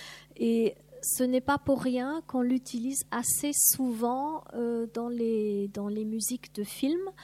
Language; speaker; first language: French; non-native, fluent; German